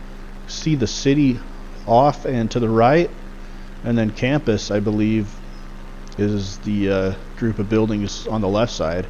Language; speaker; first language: English; native; English